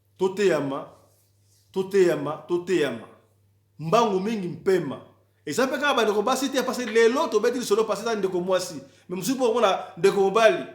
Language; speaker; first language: Lingala; native; Lingala